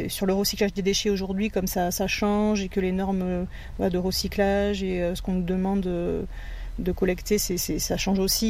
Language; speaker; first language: French; native; French